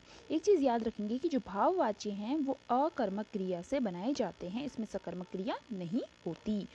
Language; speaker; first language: Hindi; native; Hindi